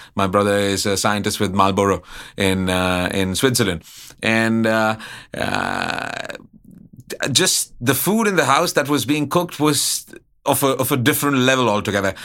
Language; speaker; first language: English; non-native, local second language; Hindi